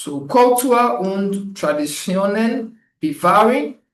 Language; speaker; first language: German; non-native, fluent; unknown